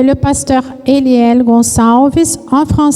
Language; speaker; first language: French; non-native, fluent; Portuguese